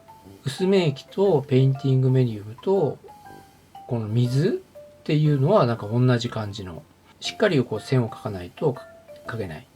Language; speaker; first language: Japanese; native; Japanese